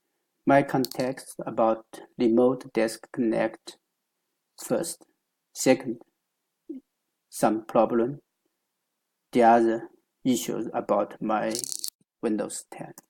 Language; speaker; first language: English; non-native, learner; Chinese